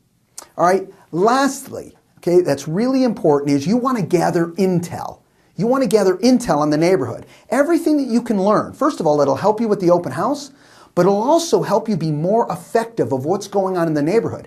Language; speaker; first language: English; native; English